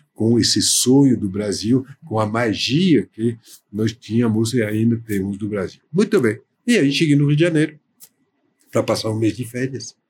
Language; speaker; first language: Portuguese; non-native, fluent; French